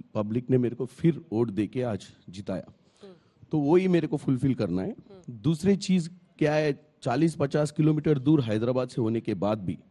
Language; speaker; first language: Hindi; non-native, local second language; Telugu